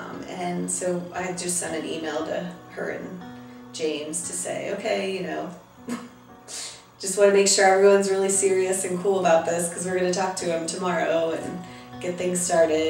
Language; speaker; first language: English; native; English